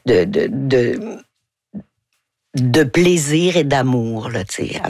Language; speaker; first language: French; native; French